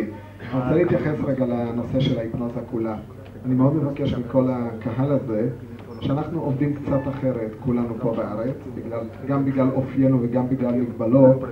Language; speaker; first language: Hebrew; native; Hebrew